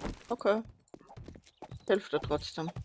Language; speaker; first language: German; native; German